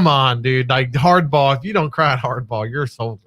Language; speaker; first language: English; native; English